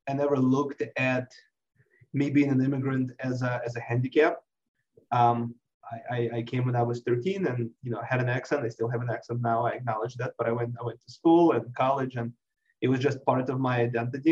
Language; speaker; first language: English; non-native, fluent; Russian